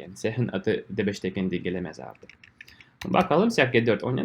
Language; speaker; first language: Turkish; non-native, fluent; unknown